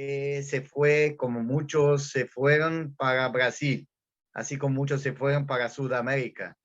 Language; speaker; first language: Spanish; non-native, learner; Portuguese